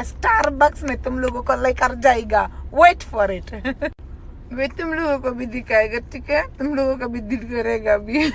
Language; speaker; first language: Hindi; non-native, local second language; Pashto